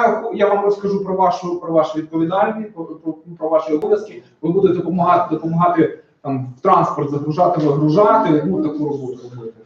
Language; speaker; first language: Ukrainian; native; Ukrainian